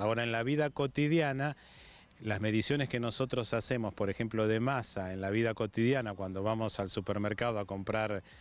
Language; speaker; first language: Spanish; native; Spanish